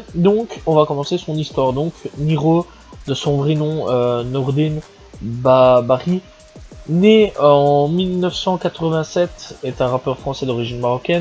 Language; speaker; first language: French; native; French